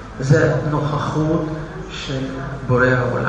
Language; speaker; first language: Hebrew; non-native, fluent; Russian